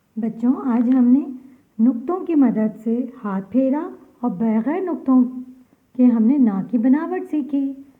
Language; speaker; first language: Hindi; native; Hindi